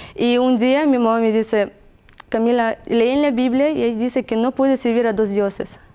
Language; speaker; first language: Spanish; non-native, fluent; Russian